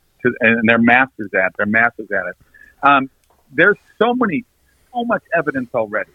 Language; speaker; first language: English; native; English